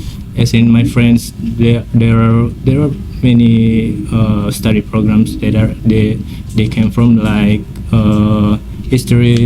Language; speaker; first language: English; non-native, fluent; Indonesian